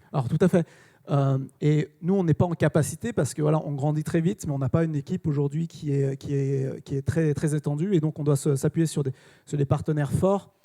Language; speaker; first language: French; native; French